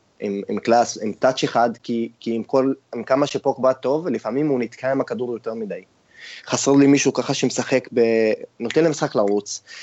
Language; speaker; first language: Hebrew; non-native, local second language; Arabic